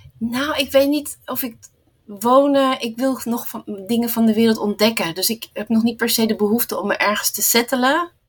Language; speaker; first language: Dutch; early bilingual, heritage; Dutch